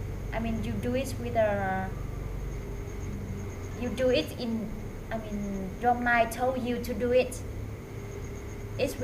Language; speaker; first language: English; non-native, fluent; Vietnamese